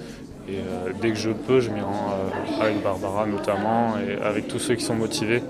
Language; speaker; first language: French; native; French